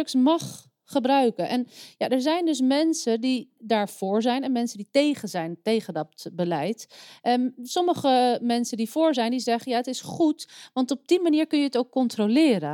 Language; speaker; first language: Dutch; native; Dutch